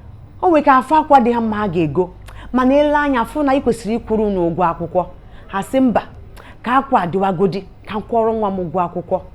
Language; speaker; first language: Igbo; native; Igbo